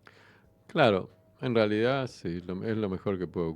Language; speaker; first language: Spanish; native; Spanish